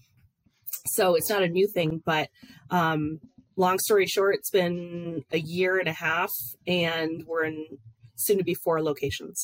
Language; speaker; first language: English; native; English